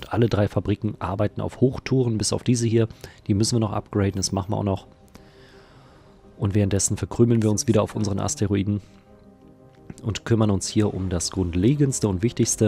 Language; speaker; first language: German; native; German